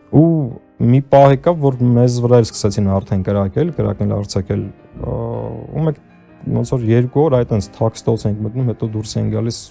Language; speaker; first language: Armenian; early bilingual, heritage; Armenian